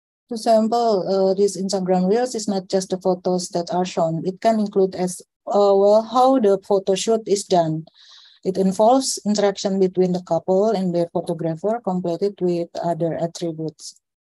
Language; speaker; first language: English; non-native, fluent; Indonesian